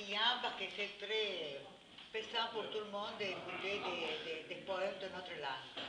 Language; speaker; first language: French; non-native, learner; Spanish